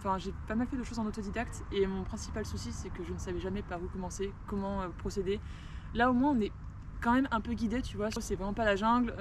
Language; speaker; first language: French; native; French